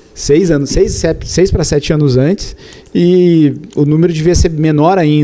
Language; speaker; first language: Portuguese; native; Portuguese